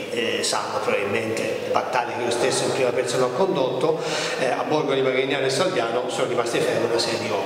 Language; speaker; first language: Italian; native; Italian